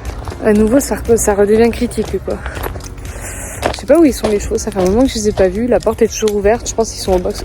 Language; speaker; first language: French; native; French